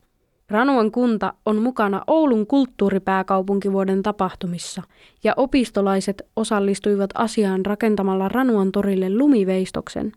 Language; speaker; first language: Finnish; native; Finnish